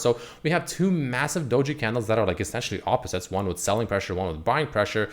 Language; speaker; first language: English; native; English